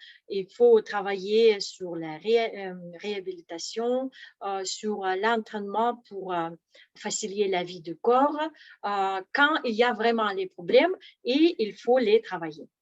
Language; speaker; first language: French; non-native, fluent; Russian